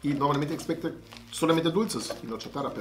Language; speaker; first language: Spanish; non-native, learner; German